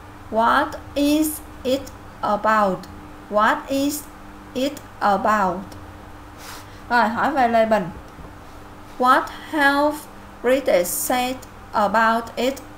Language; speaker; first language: English; non-native, fluent; Vietnamese